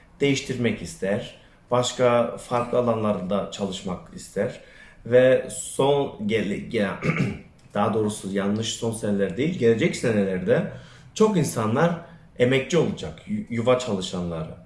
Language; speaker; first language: Turkish; early bilingual, other home language; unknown